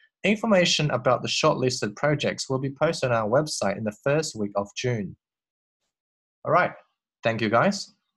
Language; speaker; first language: English; non-native, fluent; Chinese